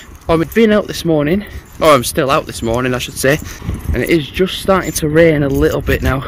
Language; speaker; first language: English; native; English